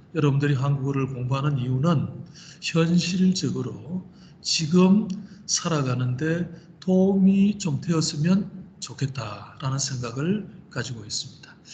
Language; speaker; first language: Korean; native; Korean